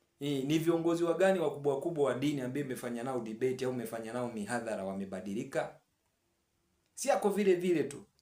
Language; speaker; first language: Swahili; native; Swahili